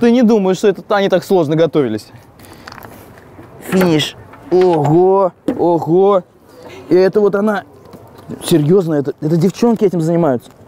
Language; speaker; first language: Russian; native; Russian